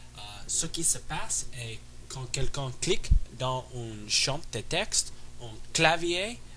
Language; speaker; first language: French; non-native, learner; English